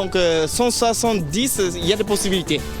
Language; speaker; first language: French; non-native, learner; Japanese